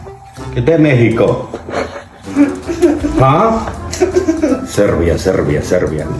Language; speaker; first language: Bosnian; non-native, learner; Spanish